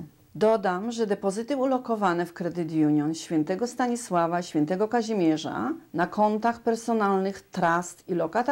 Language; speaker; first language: Polish; native; Polish